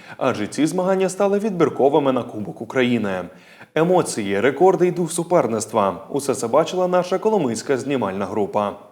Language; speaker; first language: Ukrainian; native; Ukrainian